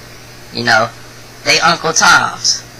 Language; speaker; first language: English; native; English